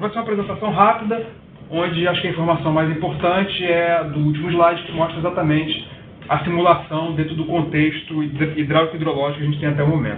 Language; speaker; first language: Portuguese; native; Portuguese